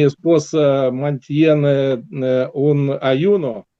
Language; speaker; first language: Spanish; non-native, learner; Russian